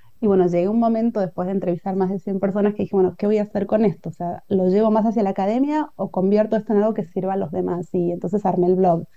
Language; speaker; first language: Spanish; native; Spanish